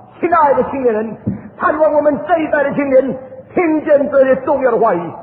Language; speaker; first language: Chinese; early bilingual, heritage; Chinese